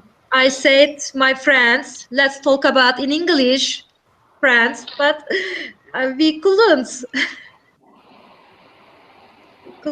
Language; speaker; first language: English; non-native, learner; Turkish